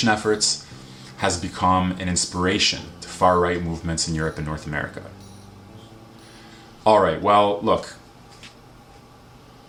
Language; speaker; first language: English; native; English